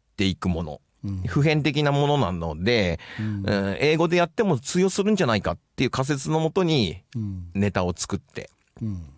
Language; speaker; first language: Japanese; native; Japanese